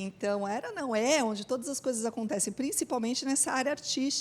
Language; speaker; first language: Portuguese; native; Portuguese